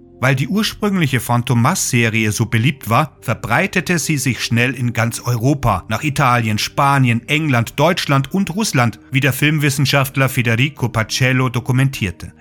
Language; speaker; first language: German; native; German